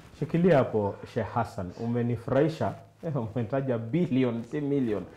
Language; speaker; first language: Swahili; native; Swahili